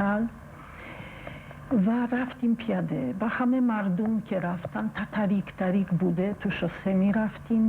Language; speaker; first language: Persian; non-native, fluent; Polish